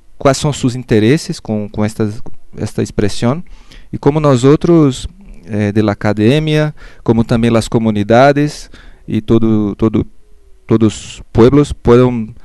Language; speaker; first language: Spanish; non-native, learner; Portuguese